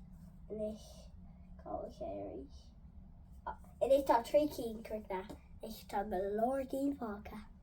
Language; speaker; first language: Irish; non-native, learner; English